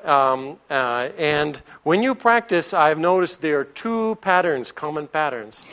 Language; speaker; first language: English; native; English